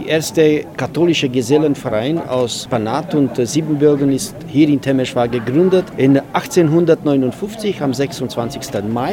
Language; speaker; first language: German; non-native, fluent; Romanian